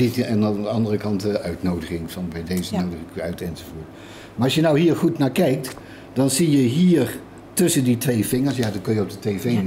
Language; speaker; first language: Dutch; native; Dutch